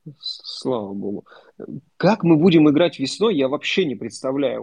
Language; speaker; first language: Russian; native; Russian